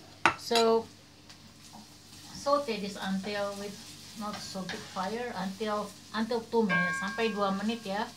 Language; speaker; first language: English; non-native, learner; Indonesian